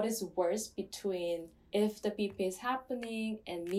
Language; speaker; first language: English; non-native, fluent; Korean